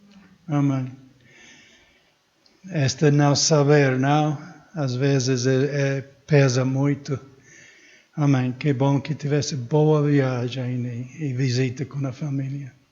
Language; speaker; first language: Portuguese; non-native, fluent; Spanish